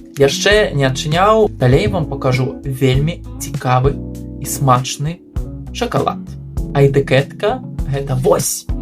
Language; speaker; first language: Belarusian; non-native, local second language; Russian